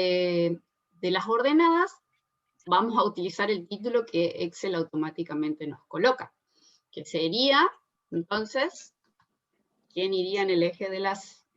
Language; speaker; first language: Spanish; native; Spanish